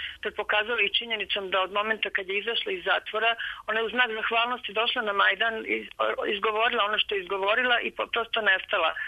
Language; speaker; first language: Serbian; native; Serbian